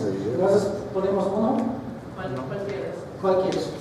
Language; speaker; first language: Spanish; non-native, fluent; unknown